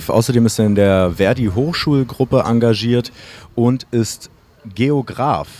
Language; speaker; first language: German; native; German